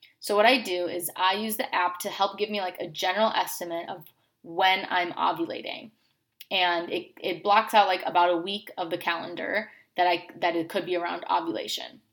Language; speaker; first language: English; native; English